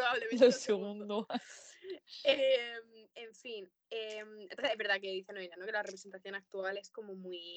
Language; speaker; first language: Spanish; native; Spanish